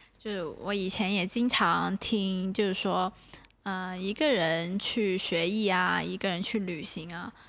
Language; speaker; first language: Chinese; non-native, local second language; Cantonese